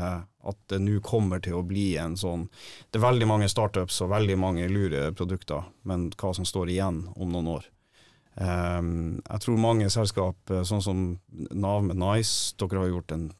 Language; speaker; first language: Norwegian; native; Norwegian